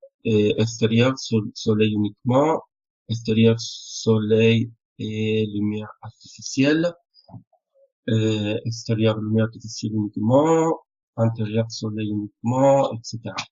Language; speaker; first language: French; non-native, fluent; Spanish